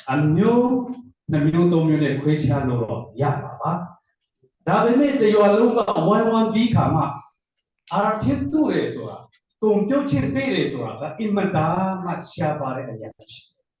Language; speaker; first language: Burmese; non-native, local second language; Hakha Chin